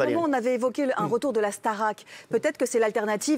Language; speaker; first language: French; native; French